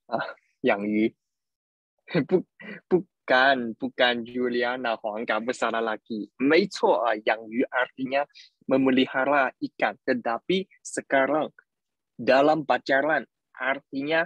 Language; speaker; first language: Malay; non-native, fluent; Chinese